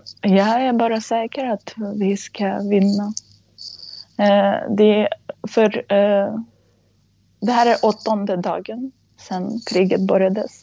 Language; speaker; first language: Swedish; non-native, fluent; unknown